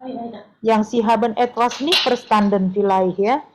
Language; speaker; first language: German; non-native, fluent; Indonesian